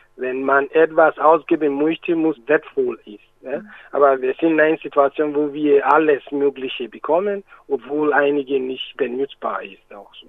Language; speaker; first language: German; non-native, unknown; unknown